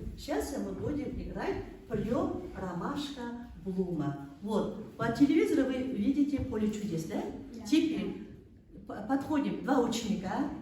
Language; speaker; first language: Russian; non-native, local second language; Kazakh